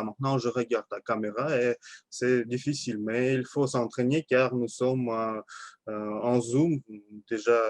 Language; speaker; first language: French; non-native, learner; Russian